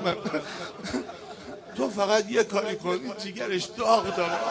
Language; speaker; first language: Persian; native; Persian